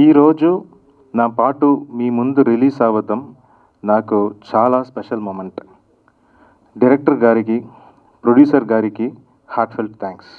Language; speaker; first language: Telugu; non-native, learner; Kannada